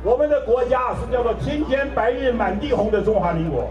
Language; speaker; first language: Chinese; native; Chinese